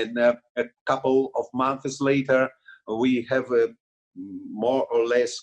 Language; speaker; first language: English; non-native, learner; Russian